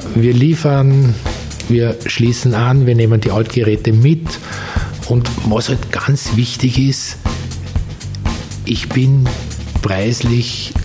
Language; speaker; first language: German; native; German